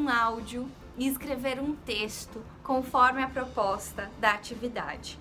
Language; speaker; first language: Portuguese; native; Portuguese